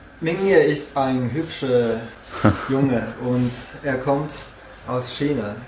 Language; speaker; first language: German; non-native, fluent; Chinese